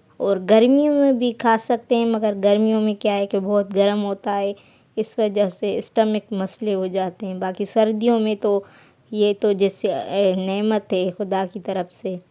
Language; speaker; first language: Urdu; non-native, local second language; Sindhi